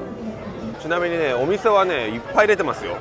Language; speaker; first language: Japanese; native; Japanese